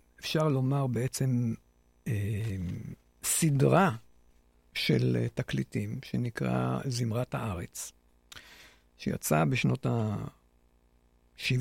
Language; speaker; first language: Hebrew; native; Hebrew